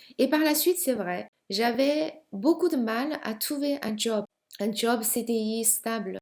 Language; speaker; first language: French; non-native, fluent; Chinese